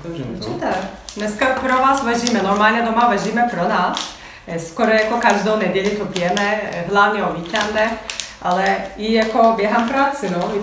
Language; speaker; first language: Czech; non-native, learner; Turkish